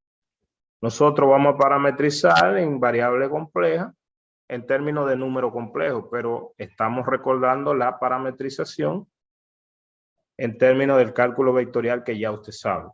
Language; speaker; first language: Spanish; native; Spanish